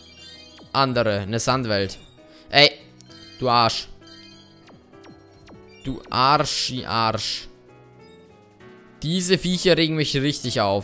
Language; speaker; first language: German; native; German